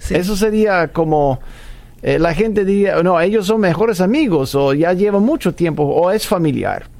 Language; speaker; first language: Spanish; non-native, fluent; English